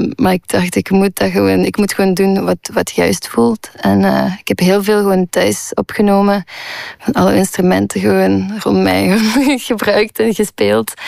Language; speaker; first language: Dutch; non-native, local second language; French